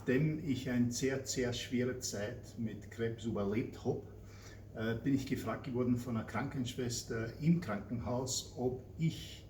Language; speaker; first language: German; non-native, learner; English